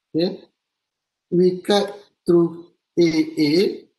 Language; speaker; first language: English; non-native, local second language; Malay